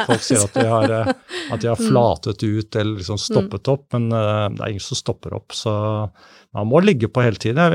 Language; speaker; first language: Norwegian; native; Norwegian